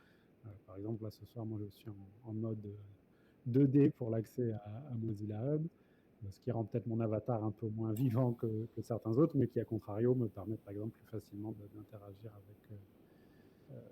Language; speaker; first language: French; native; French